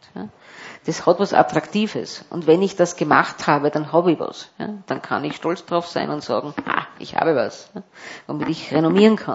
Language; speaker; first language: German; native; German